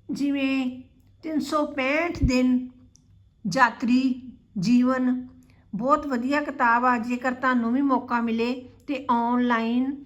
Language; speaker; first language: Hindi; non-native, local second language; Punjabi